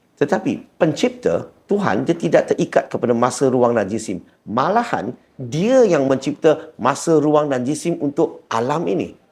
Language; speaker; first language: Malay; non-native, local second language; Chinese